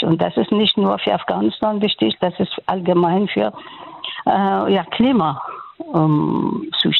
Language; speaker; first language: German; non-native, fluent; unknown